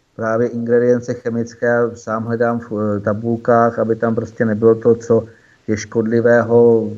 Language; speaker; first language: Czech; native; Czech